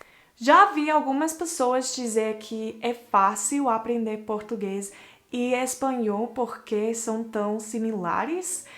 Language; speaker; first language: Portuguese; non-native, fluent; English